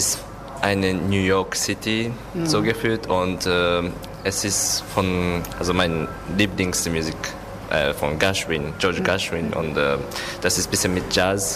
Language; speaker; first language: German; non-native, learner; Japanese